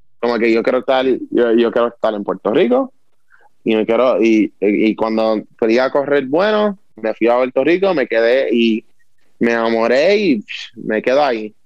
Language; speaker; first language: Spanish; early bilingual, heritage; Spanish